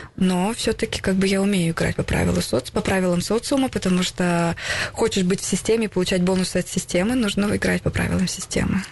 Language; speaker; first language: Russian; native; Russian